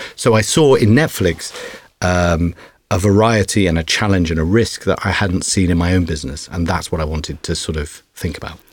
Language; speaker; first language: English; non-native, fluent; Dutch